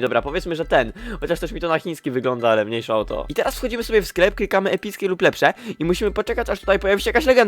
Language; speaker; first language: Polish; native; Polish